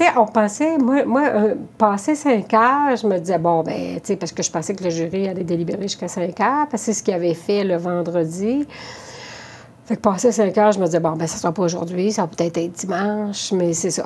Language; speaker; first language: French; native; French